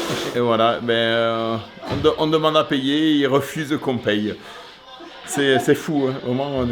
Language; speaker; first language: French; native; French